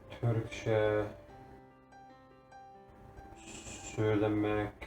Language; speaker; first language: Turkish; non-native, learner; English